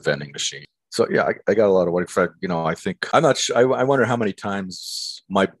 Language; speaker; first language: English; native; English